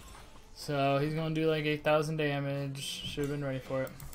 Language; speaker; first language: English; native; English